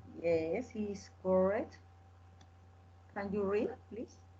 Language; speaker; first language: English; non-native, learner; Spanish